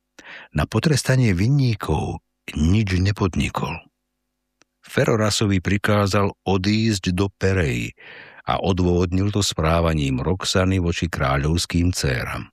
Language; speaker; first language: Slovak; native; Slovak